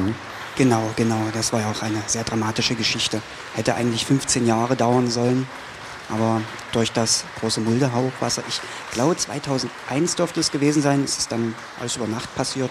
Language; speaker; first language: German; native; German